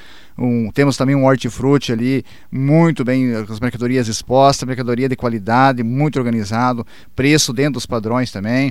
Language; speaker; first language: Portuguese; native; Portuguese